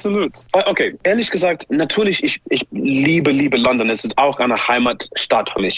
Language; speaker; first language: German; non-native, learner; English